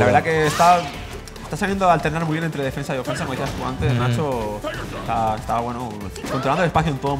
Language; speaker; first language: Spanish; native; Spanish